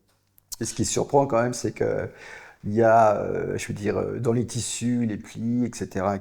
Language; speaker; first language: French; native; French